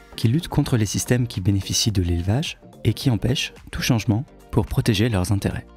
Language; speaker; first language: French; native; French